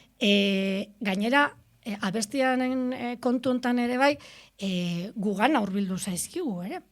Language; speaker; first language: Basque; native; Basque